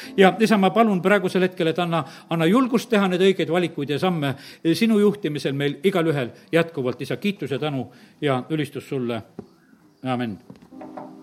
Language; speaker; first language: Estonian; native; Estonian